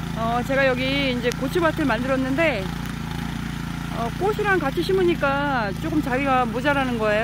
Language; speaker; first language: Korean; native; Korean